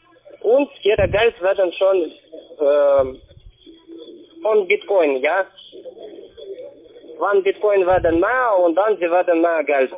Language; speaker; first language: German; non-native, learner; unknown